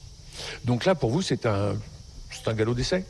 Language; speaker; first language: French; native; French